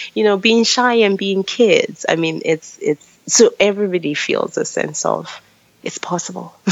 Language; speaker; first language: English; non-native, local second language; Tswana